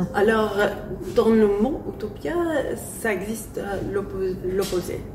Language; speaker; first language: French; non-native, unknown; English